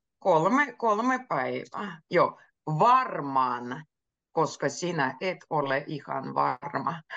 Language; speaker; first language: Finnish; native; Finnish